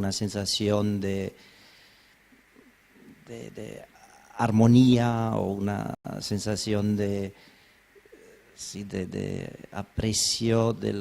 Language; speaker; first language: Spanish; non-native, fluent; German